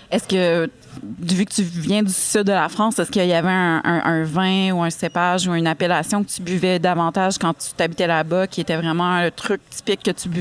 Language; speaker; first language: French; native; French